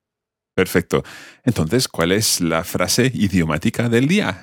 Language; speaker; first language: Spanish; non-native, fluent; English